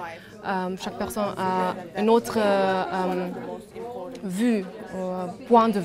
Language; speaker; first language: French; non-native, learner; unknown